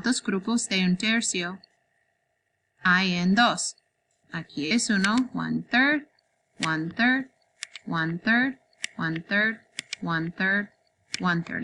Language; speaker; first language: Spanish; non-native, learner; English